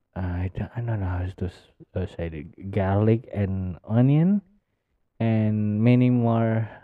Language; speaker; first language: English; non-native, learner; Indonesian